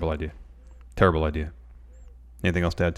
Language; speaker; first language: English; native; English